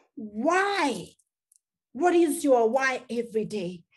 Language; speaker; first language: English; non-native, local second language; Masai